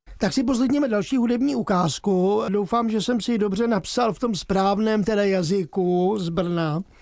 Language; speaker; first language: Czech; native; Czech